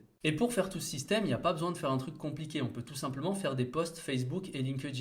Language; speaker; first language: French; native; French